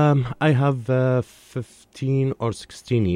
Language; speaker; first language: English; non-native, learner; Arabic